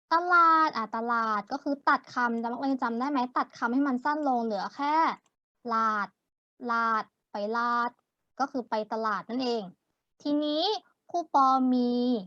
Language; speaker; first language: Thai; native; Thai